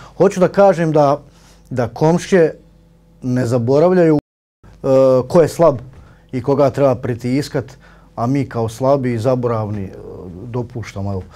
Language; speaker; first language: Bosnian; native; Bosnian